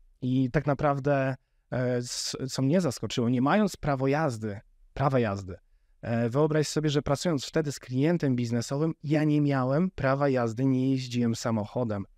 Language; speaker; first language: Polish; native; Polish